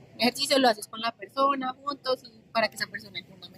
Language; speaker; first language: Spanish; native; Spanish